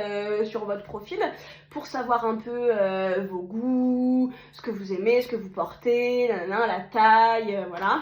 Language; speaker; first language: French; native; French